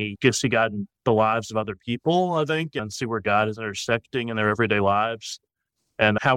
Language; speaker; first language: English; native; English